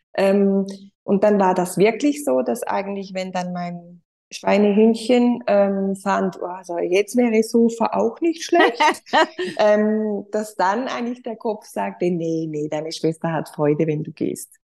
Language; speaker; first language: German; non-native, fluent; Spanish